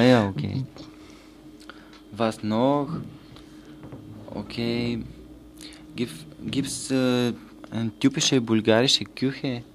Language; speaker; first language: German; non-native, learner; Bulgarian